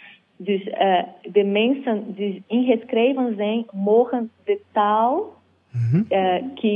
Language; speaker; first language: Dutch; non-native, learner; Portuguese